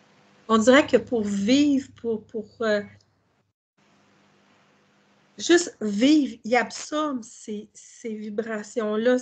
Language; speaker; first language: French; native; French